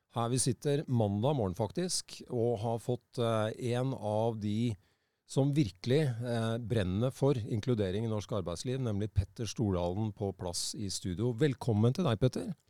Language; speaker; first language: Norwegian; native; Norwegian